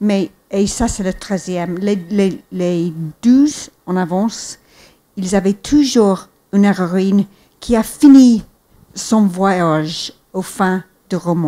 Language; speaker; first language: French; non-native, fluent; English